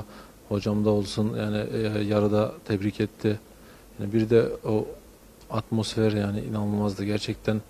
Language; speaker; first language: Turkish; early bilingual, heritage; Turkish